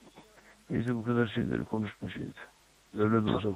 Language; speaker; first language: Turkish; native; Turkish